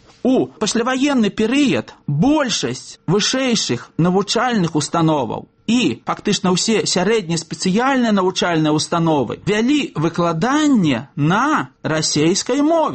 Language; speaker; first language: Belarusian; native; Belarusian